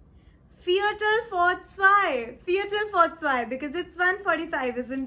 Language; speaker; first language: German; non-native, fluent; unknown